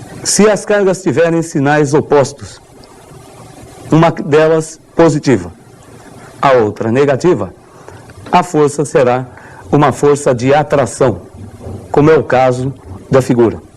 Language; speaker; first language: Portuguese; native; Portuguese